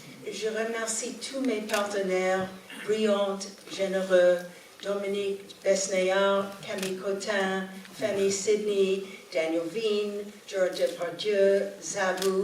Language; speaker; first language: French; non-native, learner; English